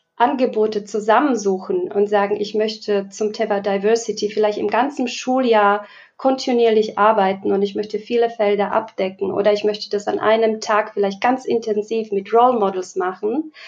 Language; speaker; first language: German; non-native, fluent; Slovak